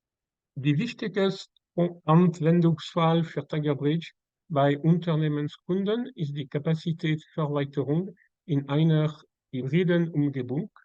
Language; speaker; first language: German; non-native, learner; French